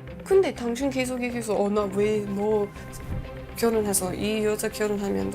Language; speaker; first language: Korean; non-native, learner; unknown